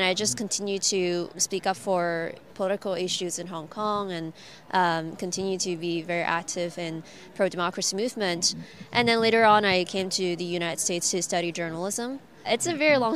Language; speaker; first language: English; non-native, local second language; Cantonese